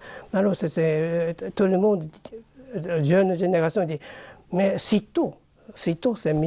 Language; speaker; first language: French; non-native, fluent; Japanese